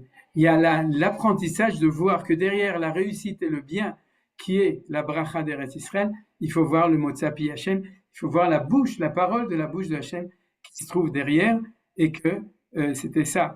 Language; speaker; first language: French; native; French